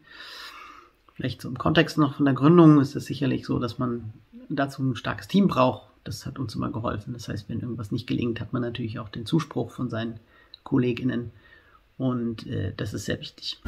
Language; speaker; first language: German; native; German